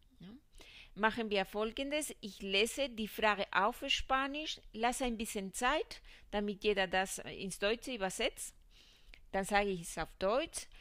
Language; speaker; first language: German; non-native, fluent; Spanish